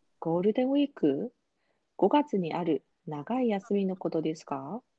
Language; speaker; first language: Japanese; non-native, fluent; Chinese